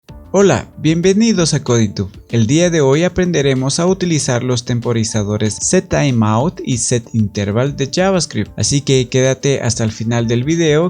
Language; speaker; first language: Spanish; native; Spanish